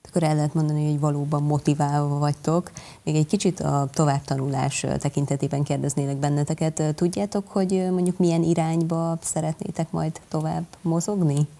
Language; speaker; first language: Hungarian; native; Hungarian